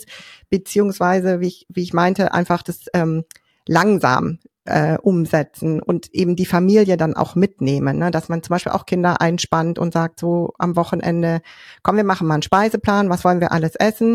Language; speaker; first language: German; native; German